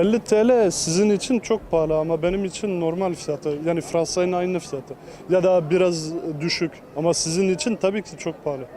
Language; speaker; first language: Turkish; early bilingual, heritage; Turkish